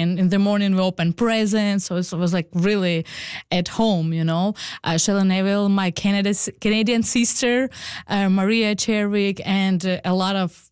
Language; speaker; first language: English; non-native, learner; Ukrainian